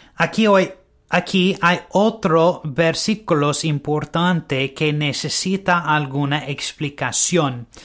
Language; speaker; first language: Spanish; non-native, learner; English